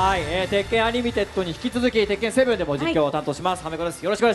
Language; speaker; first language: Japanese; native; Japanese